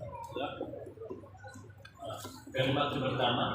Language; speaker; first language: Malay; non-native, learner; Arabic